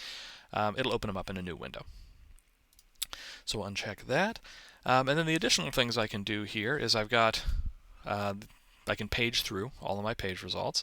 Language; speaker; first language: English; native; English